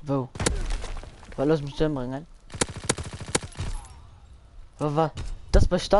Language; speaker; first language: German; non-native, local second language; Luxembourgish